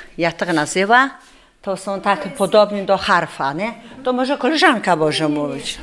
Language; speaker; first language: Polish; non-native, learner; Mongolian